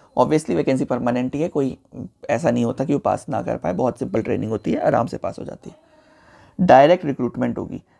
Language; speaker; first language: Hindi; native; Hindi